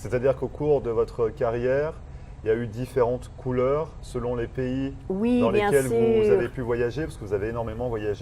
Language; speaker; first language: French; native; French